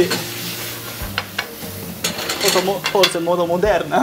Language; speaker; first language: Italian; non-native, learner; Japanese